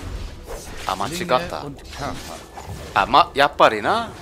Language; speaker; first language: Japanese; non-native, learner; German